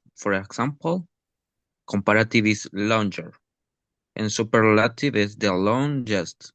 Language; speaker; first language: English; non-native, learner; Spanish